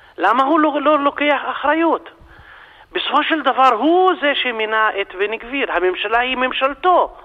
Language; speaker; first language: Hebrew; non-native, local second language; Arabic